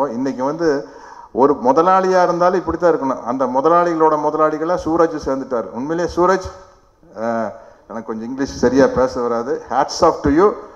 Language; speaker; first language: Tamil; native; Tamil